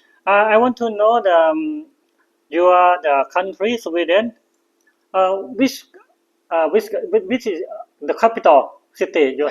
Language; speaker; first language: English; non-native, learner; Thai